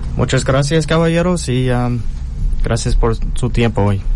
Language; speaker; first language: Spanish; non-native, learner; English